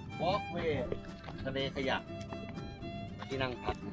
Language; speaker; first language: Thai; native; Thai